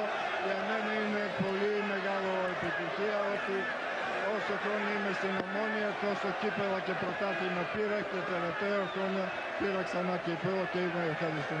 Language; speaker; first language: Greek; non-native, learner; Bulgarian